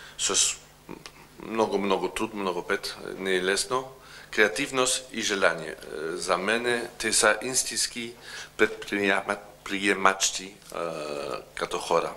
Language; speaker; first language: Bulgarian; non-native, learner; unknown